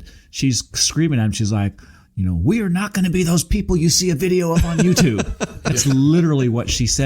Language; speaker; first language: English; native; English